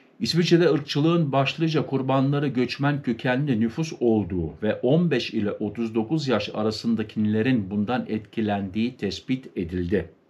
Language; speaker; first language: Turkish; native; Turkish